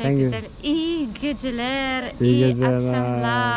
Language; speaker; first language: Turkish; non-native, learner; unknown